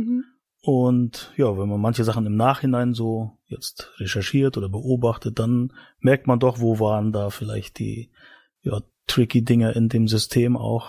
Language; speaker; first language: German; native; German